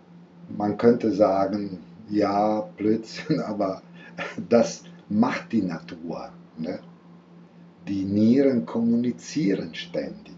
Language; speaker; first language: German; non-native, fluent; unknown